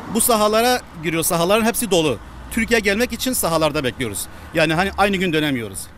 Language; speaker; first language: Turkish; non-native, local second language; Kurdish